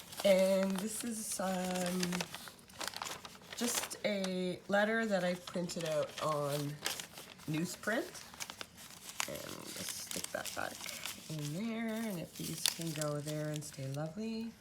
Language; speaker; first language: English; native; English